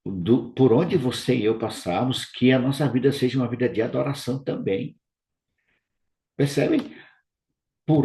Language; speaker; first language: Portuguese; native; Portuguese